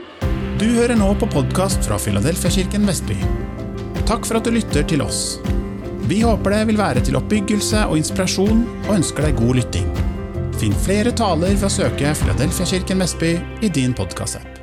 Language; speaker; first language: Norwegian; native; Norwegian